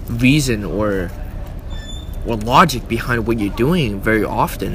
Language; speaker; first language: English; early bilingual, other home language; Chinese